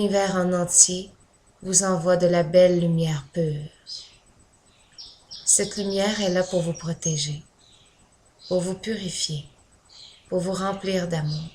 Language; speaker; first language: French; native; French